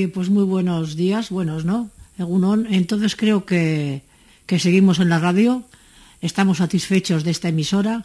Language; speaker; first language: Spanish; native; Spanish